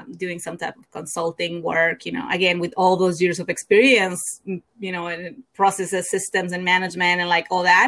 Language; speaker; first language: English; non-native, fluent; Spanish